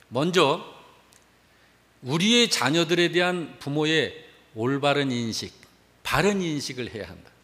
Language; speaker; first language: Korean; native; Korean